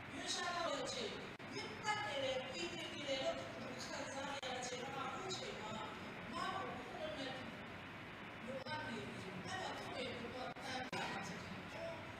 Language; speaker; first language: Burmese; non-native, local second language; Tedim Chin